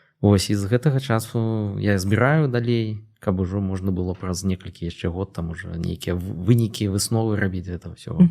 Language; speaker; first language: Belarusian; non-native, local second language; Russian